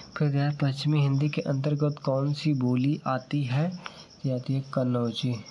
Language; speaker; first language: Hindi; native; Hindi